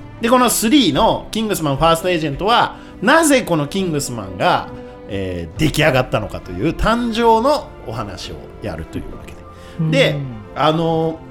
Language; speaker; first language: Japanese; native; Japanese